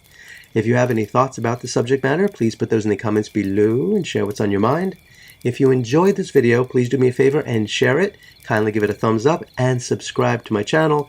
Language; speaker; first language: English; native; English